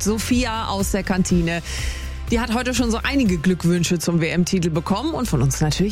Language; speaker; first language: German; native; German